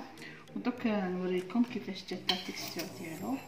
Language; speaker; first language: Arabic; native; Arabic